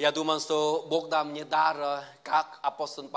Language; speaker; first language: Russian; non-native, learner; Vietnamese